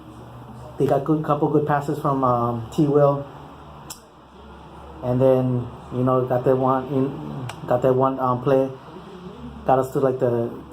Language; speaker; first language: English; native; English